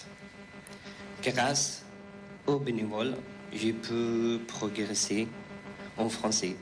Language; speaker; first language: French; non-native, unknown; Persian